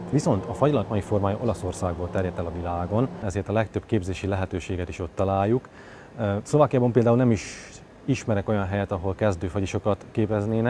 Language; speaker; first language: Hungarian; native; Hungarian